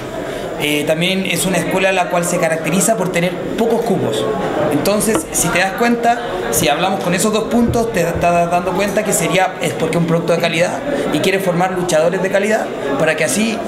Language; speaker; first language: Spanish; native; Spanish